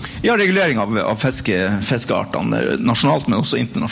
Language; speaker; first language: Norwegian; native; Norwegian